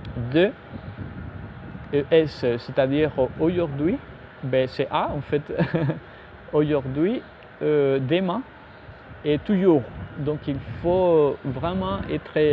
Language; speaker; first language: French; non-native, fluent; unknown